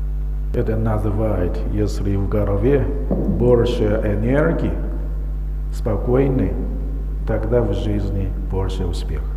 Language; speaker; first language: Russian; non-native, learner; Chinese